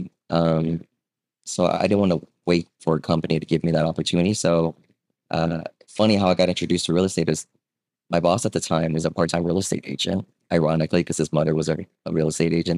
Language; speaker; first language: English; early bilingual, other home language; Vietnamese